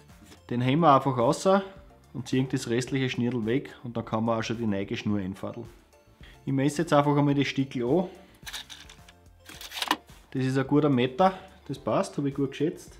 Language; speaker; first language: German; native; German